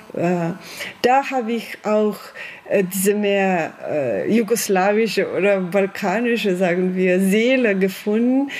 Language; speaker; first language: German; non-native, fluent; Slovenian